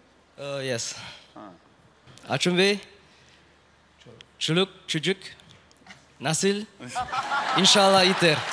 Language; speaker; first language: Turkish; non-native, learner; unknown